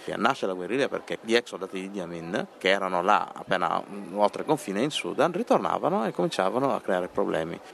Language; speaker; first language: Italian; non-native, fluent; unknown